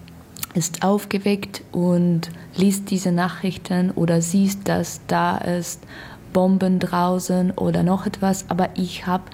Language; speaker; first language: German; non-native, learner; Russian